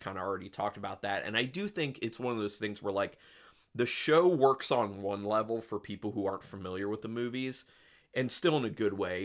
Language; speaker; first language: English; native; English